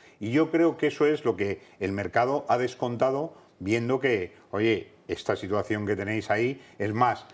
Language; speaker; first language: Spanish; native; Spanish